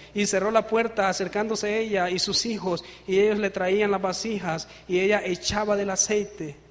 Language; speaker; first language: Spanish; native; Spanish